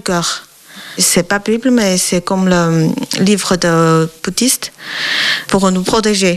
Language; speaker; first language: French; non-native, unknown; Chinese